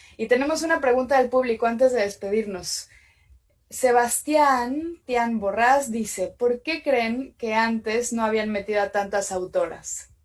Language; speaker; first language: Spanish; native; Spanish